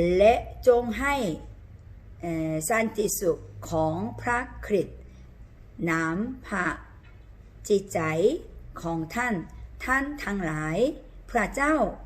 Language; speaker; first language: Thai; non-native, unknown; Korean